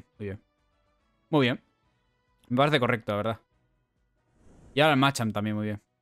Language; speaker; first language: Spanish; native; Spanish